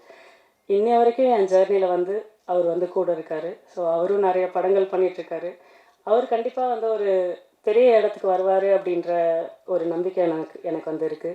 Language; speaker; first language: Tamil; native; Tamil